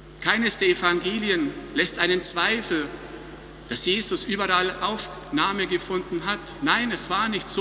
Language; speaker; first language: German; native; German